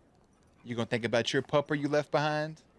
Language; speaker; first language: English; native; English